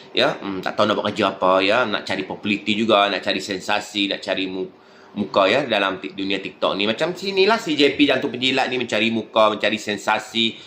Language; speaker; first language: Malay; native; Malay